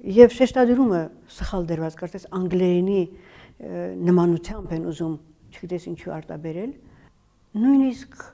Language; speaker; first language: Armenian; native; Armenian